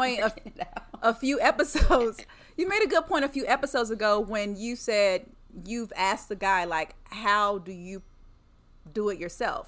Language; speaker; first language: English; native; English